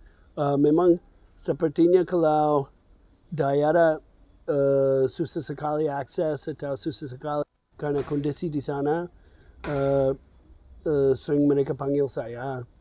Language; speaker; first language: Indonesian; non-native, fluent; English